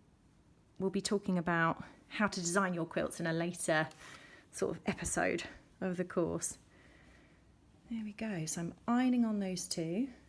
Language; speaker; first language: English; native; English